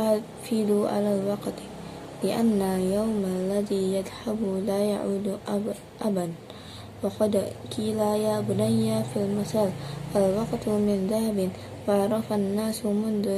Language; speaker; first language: Arabic; non-native, learner; Indonesian